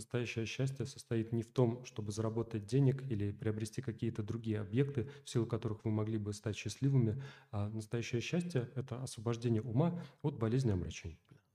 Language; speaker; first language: Russian; native; Russian